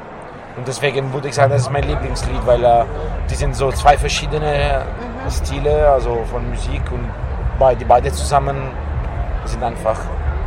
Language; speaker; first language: German; non-native, fluent; Italian